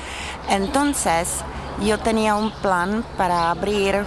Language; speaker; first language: Spanish; non-native, fluent; Czech